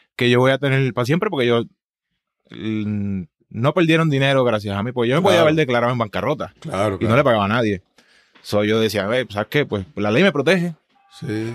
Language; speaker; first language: Spanish; native; Spanish